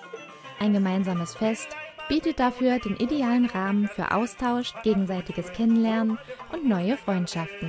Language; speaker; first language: German; native; German